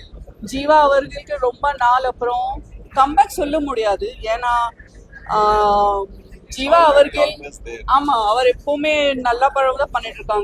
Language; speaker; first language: Tamil; non-native, fluent; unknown